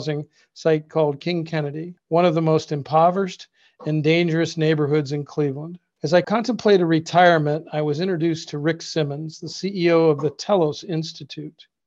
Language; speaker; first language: English; native; English